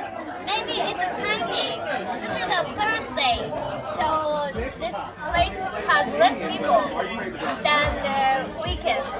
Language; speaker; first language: English; non-native, learner; Japanese